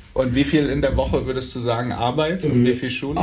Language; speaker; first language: German; native; German